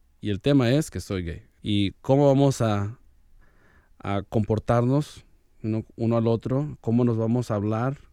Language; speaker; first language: Spanish; early bilingual, heritage; Spanish